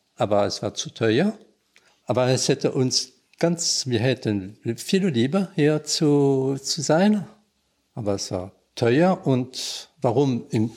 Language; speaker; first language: German; non-native, local second language; French